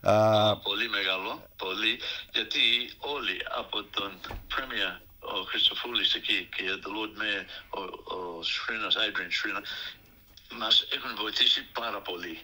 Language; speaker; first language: Greek; early bilingual, other home language; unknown